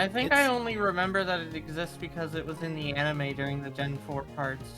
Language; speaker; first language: English; native; English